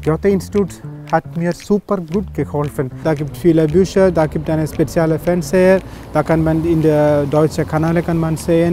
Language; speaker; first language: German; non-native, learner; Malayalam